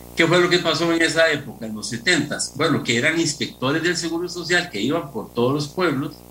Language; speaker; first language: Spanish; native; Spanish